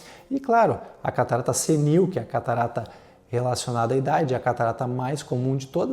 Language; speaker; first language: Portuguese; native; Portuguese